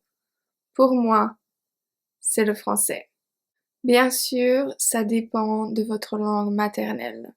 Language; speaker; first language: French; native; French